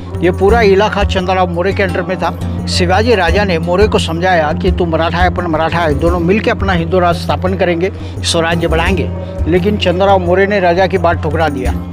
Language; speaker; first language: Hindi; non-native, local second language; Marathi